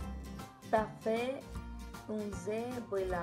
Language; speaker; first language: French; non-native, learner; Spanish